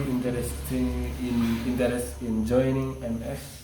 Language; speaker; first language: English; non-native, learner; Indonesian